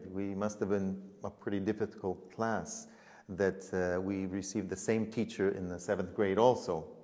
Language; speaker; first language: English; native; English